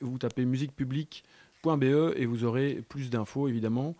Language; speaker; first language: French; native; French